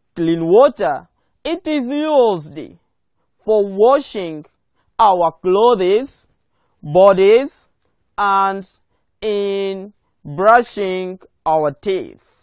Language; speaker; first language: English; non-native, local second language; Swahili